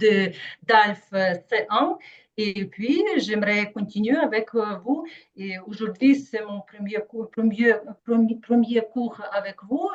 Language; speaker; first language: French; non-native, fluent; Ukrainian